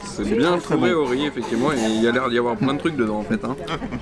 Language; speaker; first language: French; native; French